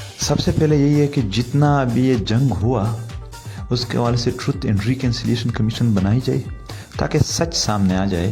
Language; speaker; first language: Urdu; non-native, local second language; Pashto